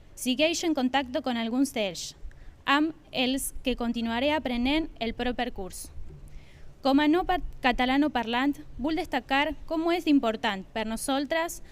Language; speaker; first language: Catalan; non-native, learner; Spanish